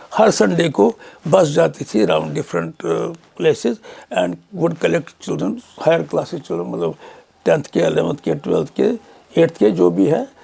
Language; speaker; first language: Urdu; non-native, local second language; Kashmiri